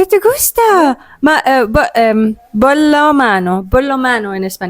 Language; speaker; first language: Spanish; non-native, learner; Arabic